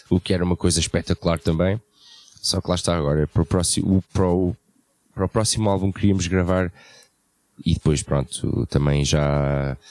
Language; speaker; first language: Portuguese; early bilingual, heritage; Portuguese